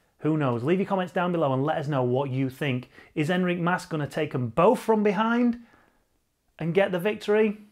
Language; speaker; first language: English; native; English